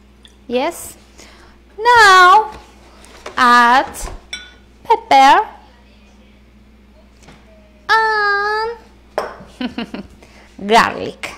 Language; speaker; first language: English; non-native, learner; Spanish